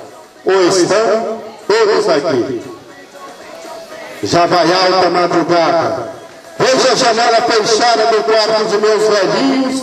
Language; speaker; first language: Portuguese; native; Portuguese